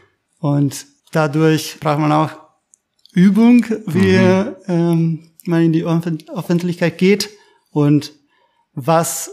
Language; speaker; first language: German; non-native, fluent; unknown